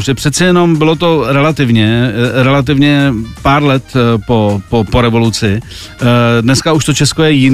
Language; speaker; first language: Czech; native; Czech